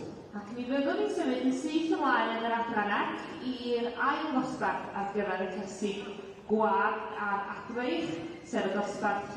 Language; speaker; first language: Welsh; native; Welsh